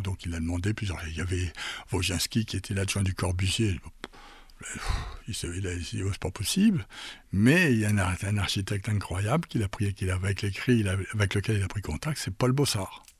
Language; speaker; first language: French; native; French